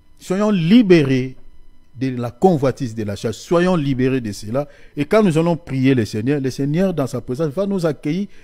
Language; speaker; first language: French; non-native, local second language; Lingala